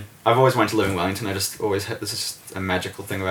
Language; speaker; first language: English; native; English